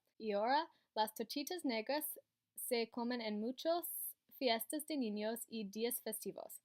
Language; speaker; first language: Spanish; non-native, learner; English